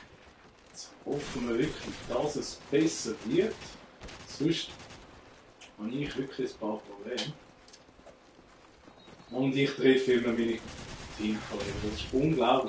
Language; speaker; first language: German; native; German